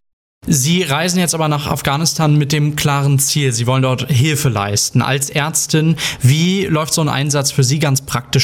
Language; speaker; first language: German; native; German